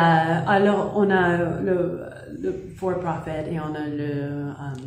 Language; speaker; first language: French; non-native, learner; English